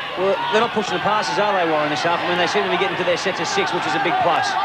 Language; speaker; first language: English; native; English